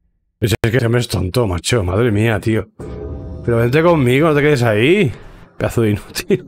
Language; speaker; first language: Spanish; native; Spanish